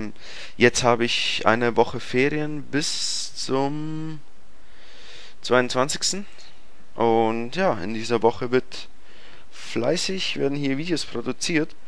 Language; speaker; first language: German; native; German